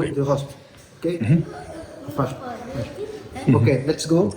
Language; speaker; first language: English; non-native, learner; Portuguese